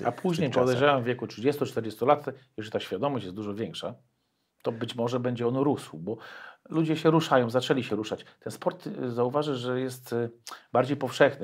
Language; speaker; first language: Polish; native; Polish